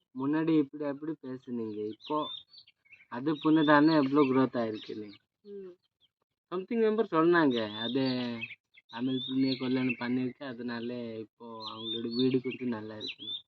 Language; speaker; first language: Tamil; non-native, learner; Odia